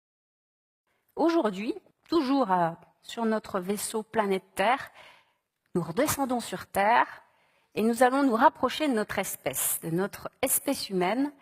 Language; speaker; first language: French; native; French